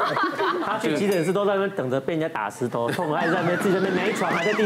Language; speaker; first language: Chinese; native; Chinese